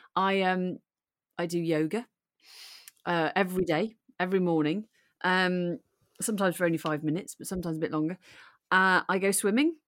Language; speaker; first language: English; native; English